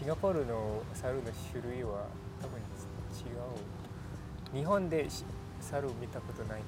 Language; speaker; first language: Japanese; non-native, learner; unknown